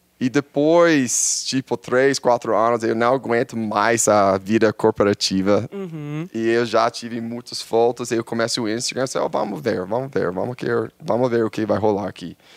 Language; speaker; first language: Portuguese; non-native, fluent; English